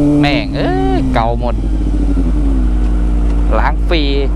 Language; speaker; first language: Thai; native; Thai